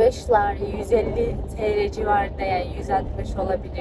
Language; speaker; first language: Turkish; non-native, fluent; Kyrgyz